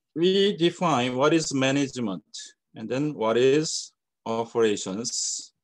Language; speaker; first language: English; non-native, fluent; Korean